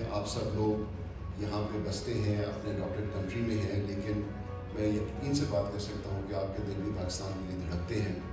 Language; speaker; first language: Urdu; native; Urdu